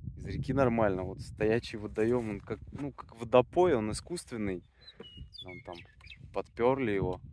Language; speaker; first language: Russian; native; Russian